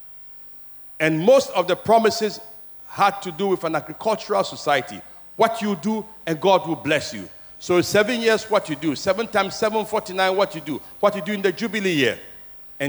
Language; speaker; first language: English; non-native, local second language; Ewe